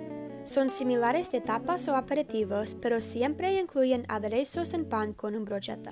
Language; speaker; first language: Spanish; non-native, learner; English